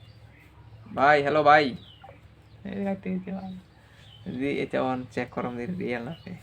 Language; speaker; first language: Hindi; non-native, learner; Bangla